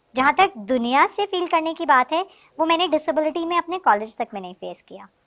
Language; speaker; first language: Hindi; native; Hindi